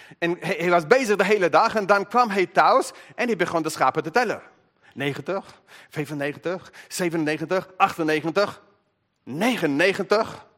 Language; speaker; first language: Dutch; non-native, fluent; English